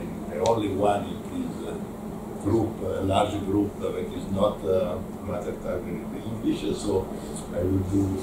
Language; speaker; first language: English; non-native, learner; Italian